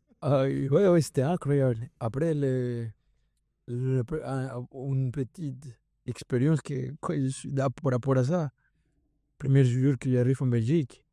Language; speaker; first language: French; non-native, fluent; Spanish